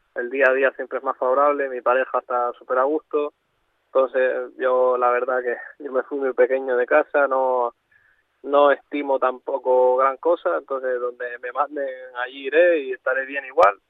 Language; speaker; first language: Spanish; native; Spanish